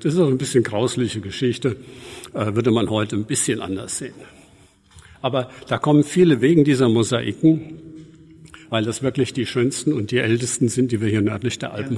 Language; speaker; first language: German; native; German